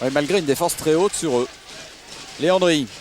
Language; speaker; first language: French; native; French